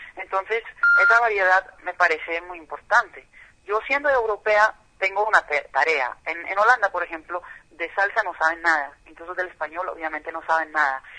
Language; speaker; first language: Spanish; non-native, fluent; Dutch